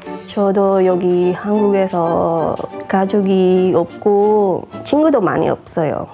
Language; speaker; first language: Korean; non-native, learner; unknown